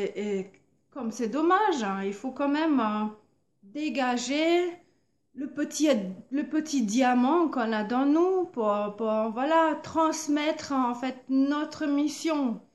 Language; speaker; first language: French; non-native, fluent; German